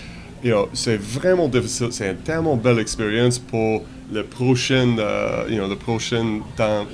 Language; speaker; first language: French; non-native, learner; English